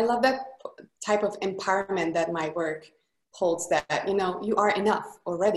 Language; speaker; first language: English; non-native, fluent; Hungarian